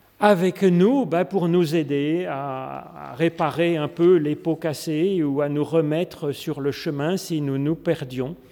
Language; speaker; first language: French; native; French